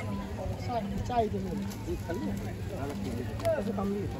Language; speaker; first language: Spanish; non-native, learner; Bangla